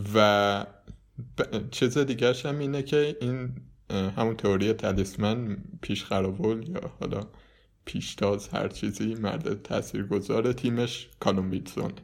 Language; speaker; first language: Persian; native; Persian